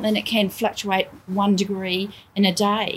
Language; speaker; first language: English; native; English